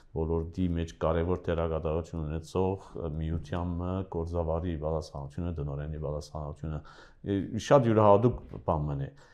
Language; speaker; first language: Armenian; early bilingual, heritage; Armenian